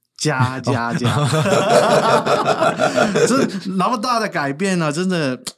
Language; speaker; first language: Chinese; non-native, local second language; Cantonese